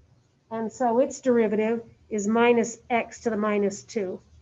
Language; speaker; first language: English; native; English